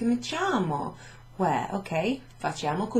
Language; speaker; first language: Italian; non-native, fluent; English